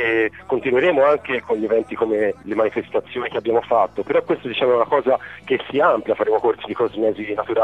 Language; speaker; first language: Italian; native; Italian